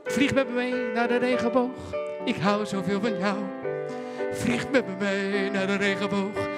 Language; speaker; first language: Dutch; native; Dutch